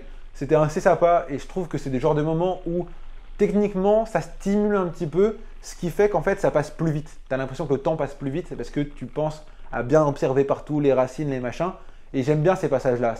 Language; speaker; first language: French; native; French